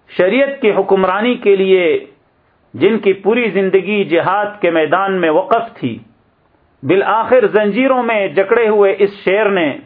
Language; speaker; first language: Urdu; native; Urdu